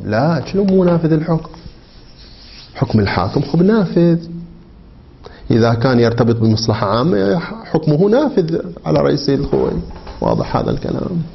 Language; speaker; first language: Arabic; native; Arabic